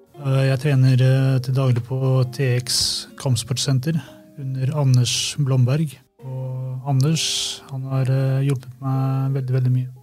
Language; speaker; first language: Norwegian; early bilingual, other home language; Albanian